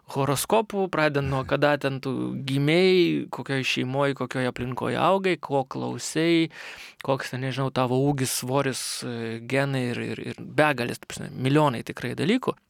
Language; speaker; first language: Lithuanian; non-native, local second language; Russian